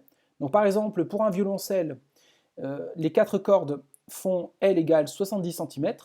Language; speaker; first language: French; native; French